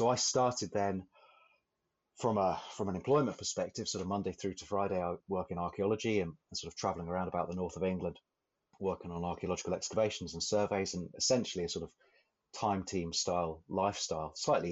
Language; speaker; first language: English; native; English